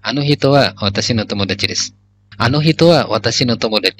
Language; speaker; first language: Japanese; non-native, fluent; Indonesian